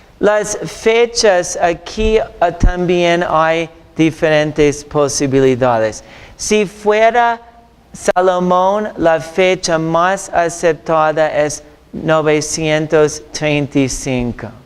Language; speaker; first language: Spanish; non-native, fluent; English